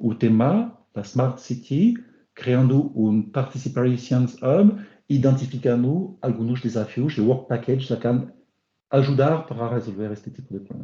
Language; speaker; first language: Portuguese; non-native, learner; French